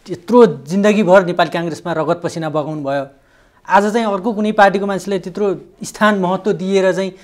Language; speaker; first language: Nepali; native; Nepali